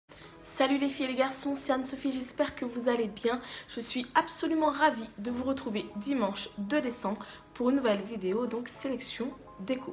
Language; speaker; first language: French; native; French